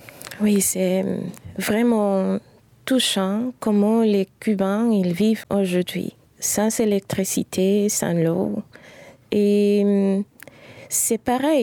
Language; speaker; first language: French; non-native, fluent; Spanish